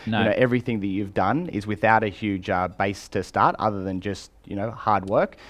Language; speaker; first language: English; native; English